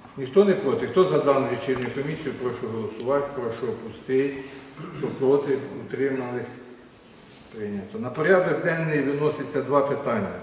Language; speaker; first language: Ukrainian; native; Ukrainian